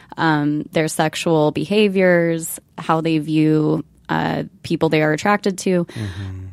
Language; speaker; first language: English; native; English